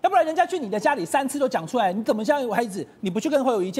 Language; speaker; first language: Chinese; native; Chinese